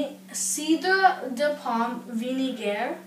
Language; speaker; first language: French; non-native, learner; English